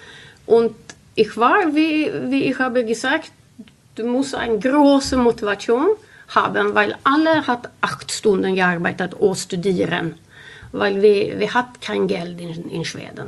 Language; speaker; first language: German; non-native, learner; Swedish